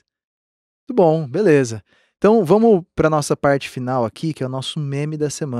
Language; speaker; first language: Portuguese; native; Portuguese